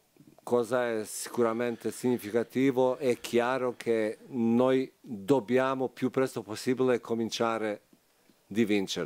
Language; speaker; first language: Italian; non-native, fluent; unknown